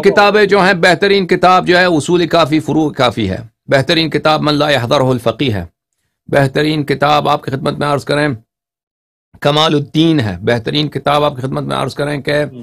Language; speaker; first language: Urdu; native; Urdu